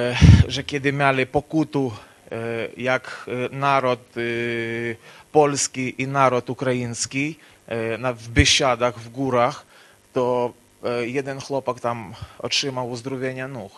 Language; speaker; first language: Polish; non-native, learner; Ukrainian